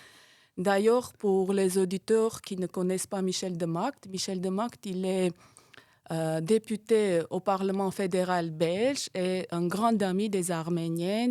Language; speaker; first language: French; non-native, fluent; Armenian